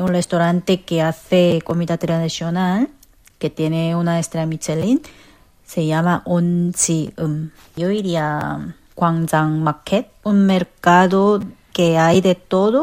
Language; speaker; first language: Spanish; non-native, fluent; Korean